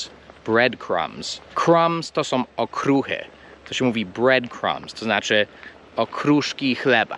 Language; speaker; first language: Polish; non-native, fluent; English